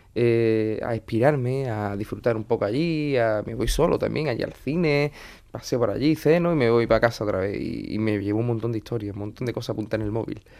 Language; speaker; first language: Spanish; native; Spanish